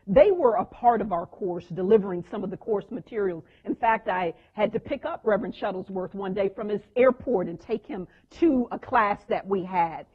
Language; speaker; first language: English; native; English